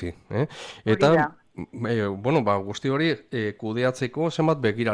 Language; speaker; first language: Basque; native; Basque